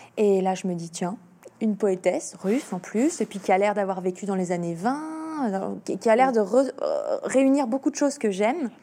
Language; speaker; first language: French; native; French